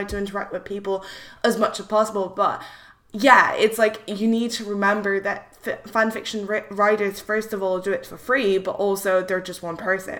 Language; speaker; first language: English; non-native, fluent; French